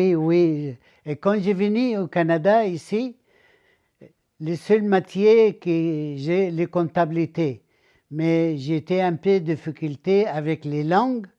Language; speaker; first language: French; non-native, learner; Arabic